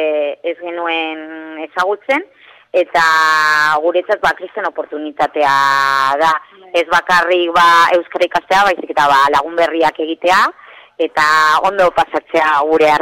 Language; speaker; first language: Basque; non-native, learner; Spanish